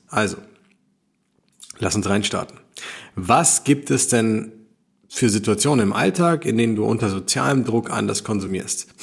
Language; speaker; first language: German; native; German